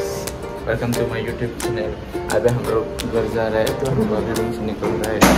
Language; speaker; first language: Hindi; non-native, local second language; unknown